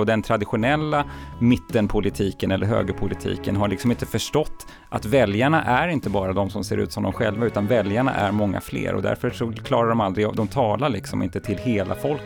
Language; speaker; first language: Swedish; native; Swedish